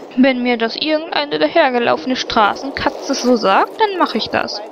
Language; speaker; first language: German; native; German